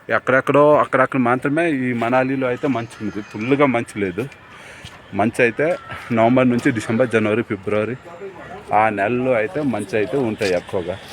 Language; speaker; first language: Telugu; non-native, local second language; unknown